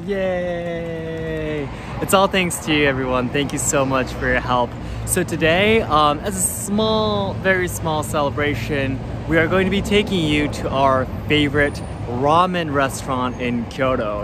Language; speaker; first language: English; early bilingual, other home language; Japanese